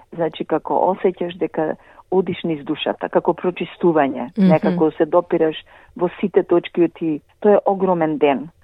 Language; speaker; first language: Macedonian; native; Macedonian